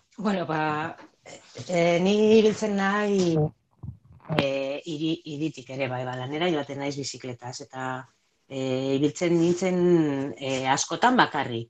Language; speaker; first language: Basque; non-native, local second language; Spanish